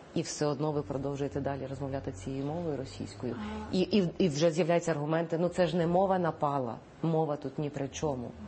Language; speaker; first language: Ukrainian; native; Ukrainian